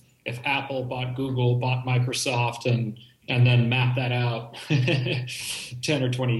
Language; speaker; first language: English; native; English